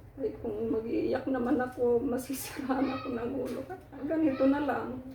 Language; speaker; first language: Filipino; non-native, local second language; Waray